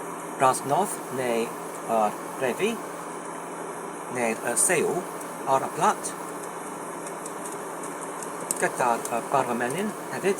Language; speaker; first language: Welsh; non-native, learner; English